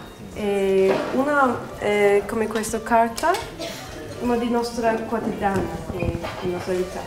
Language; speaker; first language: Italian; non-native, learner; Turkish